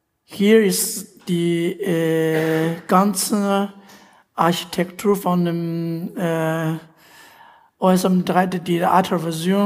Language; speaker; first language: German; non-native, learner; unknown